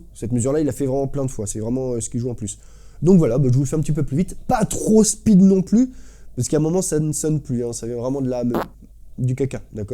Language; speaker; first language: French; native; French